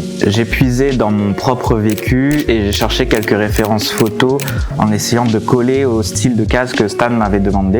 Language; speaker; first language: French; native; French